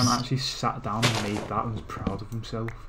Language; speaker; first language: English; native; English